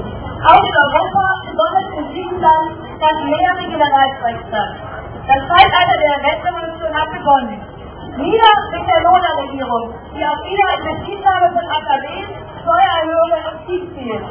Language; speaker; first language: German; native; German